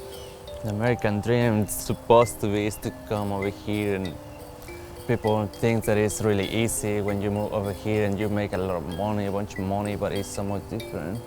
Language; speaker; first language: English; non-native, fluent; Spanish